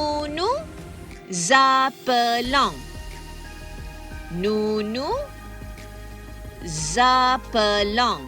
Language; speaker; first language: French; non-native, learner; Malay